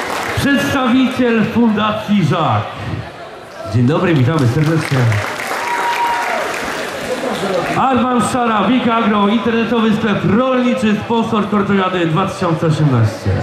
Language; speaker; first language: Polish; native; Polish